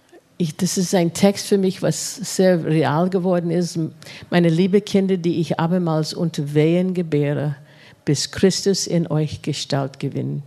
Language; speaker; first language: German; non-native, fluent; English